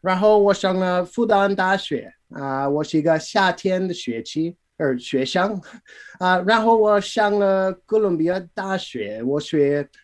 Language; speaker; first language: Chinese; non-native, learner; English